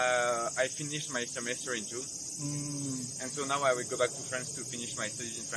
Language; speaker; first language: English; non-native, fluent; French